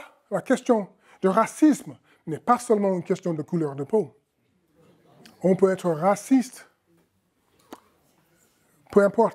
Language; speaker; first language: French; non-native, fluent; English